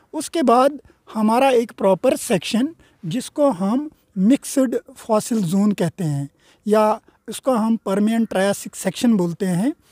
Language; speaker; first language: Urdu; non-native, local second language; Kashmiri